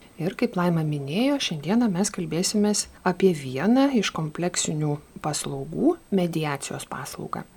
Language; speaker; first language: Lithuanian; native; Lithuanian